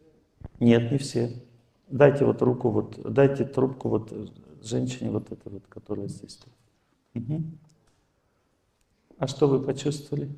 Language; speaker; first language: Russian; native; Russian